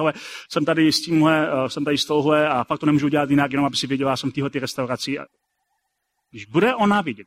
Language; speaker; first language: Czech; native; Czech